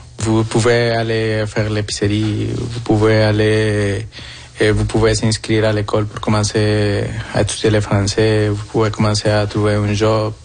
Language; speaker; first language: French; non-native, fluent; Spanish